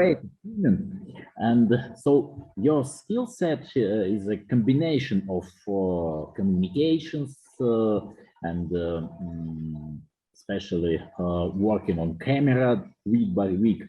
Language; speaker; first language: English; non-native, fluent; Russian